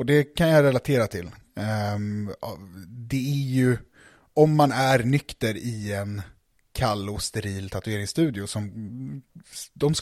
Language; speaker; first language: Swedish; native; Swedish